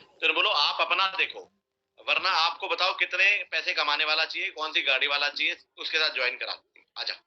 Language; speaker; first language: Hindi; native; Hindi